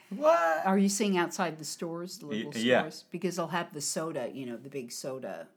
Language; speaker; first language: English; native; English